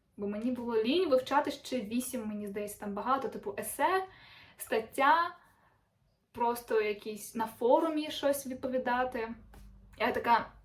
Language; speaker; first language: Ukrainian; native; Ukrainian